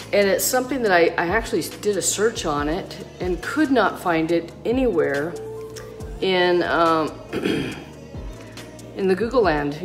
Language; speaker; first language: English; native; English